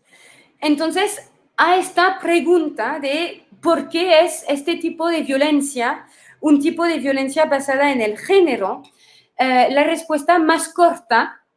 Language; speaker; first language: Spanish; non-native, fluent; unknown